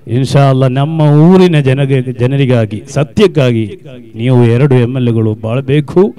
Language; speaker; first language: Kannada; non-native, local second language; Malayalam